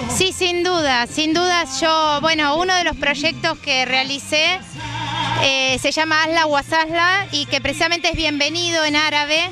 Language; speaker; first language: Spanish; native; Spanish